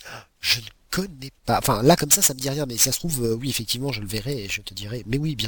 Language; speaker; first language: French; native; French